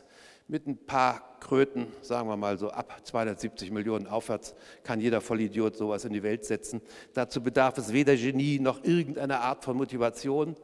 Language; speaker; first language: German; native; German